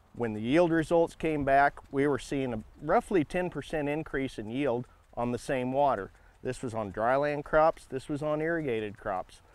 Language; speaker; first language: English; native; English